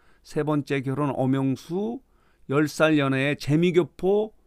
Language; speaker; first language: Korean; native; Korean